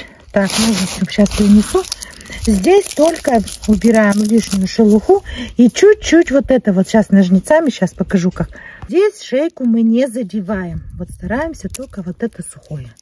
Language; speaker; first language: Russian; native; Russian